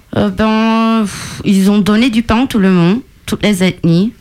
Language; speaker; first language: French; non-native, fluent; Turkish